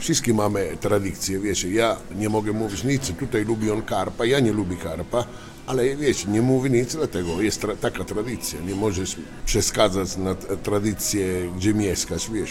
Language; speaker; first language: Polish; non-native, learner; Italian